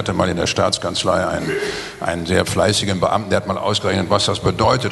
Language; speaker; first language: German; native; German